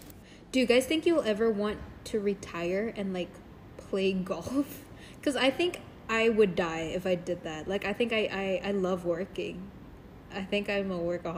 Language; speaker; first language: English; non-native, fluent; Indonesian